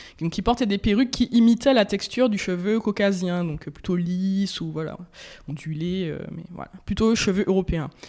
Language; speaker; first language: French; native; French